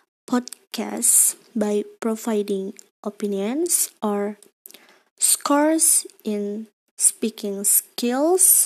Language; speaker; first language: English; non-native, learner; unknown